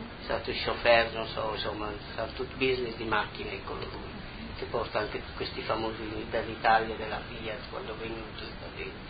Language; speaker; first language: Italian; native; Italian